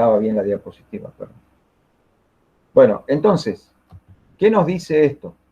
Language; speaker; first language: Spanish; native; Spanish